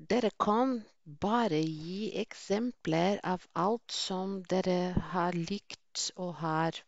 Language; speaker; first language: Norwegian; non-native, fluent; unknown